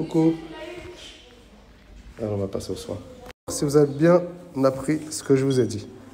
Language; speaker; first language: French; native; French